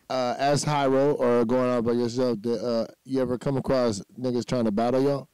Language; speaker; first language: English; native; English